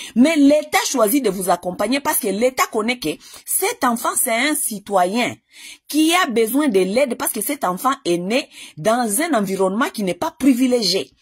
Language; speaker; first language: French; non-native, local second language; Lingala